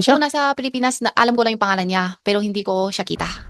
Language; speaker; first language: Filipino; non-native, learner; Chinese